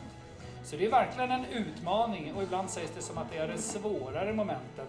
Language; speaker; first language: Swedish; native; Swedish